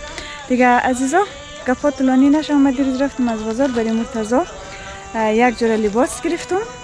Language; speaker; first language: Persian; native; Persian